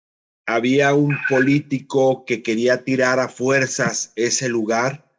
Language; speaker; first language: Spanish; native; Spanish